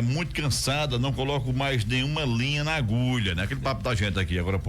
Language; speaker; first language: Portuguese; native; Portuguese